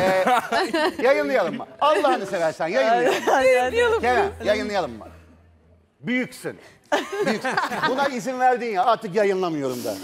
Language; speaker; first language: Turkish; native; Turkish